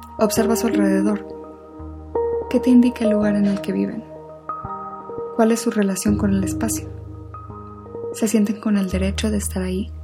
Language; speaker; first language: Spanish; native; Spanish